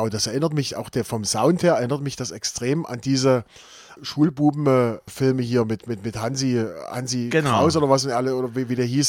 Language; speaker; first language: German; native; German